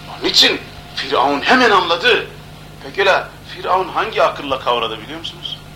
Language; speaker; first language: Turkish; non-native, local second language; Kurdish